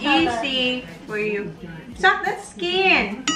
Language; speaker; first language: English; non-native, local second language; Bikol